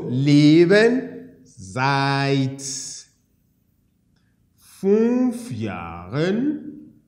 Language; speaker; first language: German; non-native, fluent; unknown